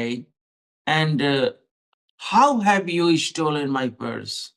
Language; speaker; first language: English; non-native, local second language; Hindi